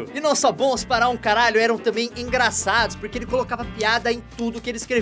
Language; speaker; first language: Portuguese; native; Portuguese